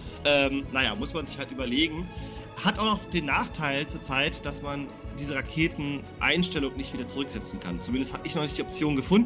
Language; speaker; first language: German; native; German